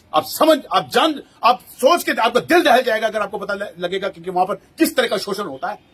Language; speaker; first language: Hindi; native; Hindi